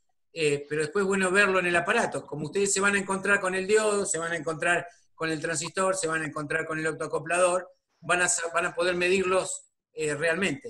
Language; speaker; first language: Spanish; native; Spanish